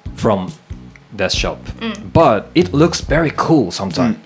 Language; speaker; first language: English; non-native, fluent; Japanese